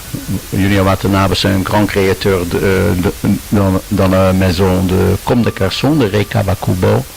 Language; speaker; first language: French; non-native, learner; Dutch